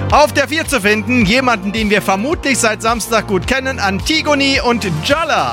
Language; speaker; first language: German; native; German